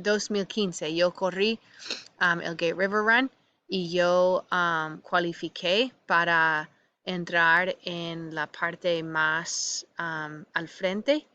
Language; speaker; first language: Spanish; non-native, fluent; English